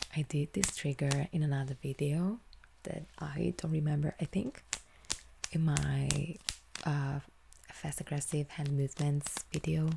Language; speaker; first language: English; non-native, fluent; Italian